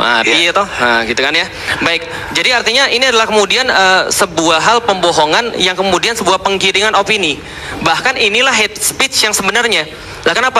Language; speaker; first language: Indonesian; native; Indonesian